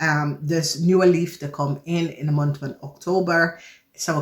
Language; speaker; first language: Dutch; non-native, fluent; English